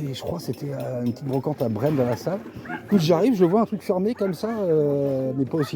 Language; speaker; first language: French; native; French